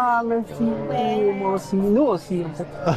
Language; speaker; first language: French; non-native, fluent; Spanish